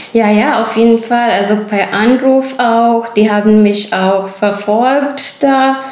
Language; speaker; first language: German; non-native, fluent; Urdu